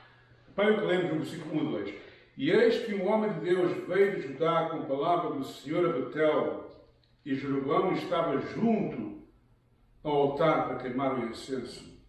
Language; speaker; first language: Portuguese; native; Portuguese